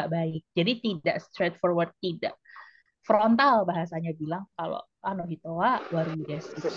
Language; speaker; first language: Indonesian; native; Indonesian